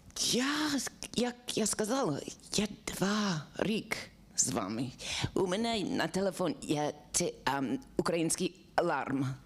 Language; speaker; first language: Ukrainian; non-native, learner; English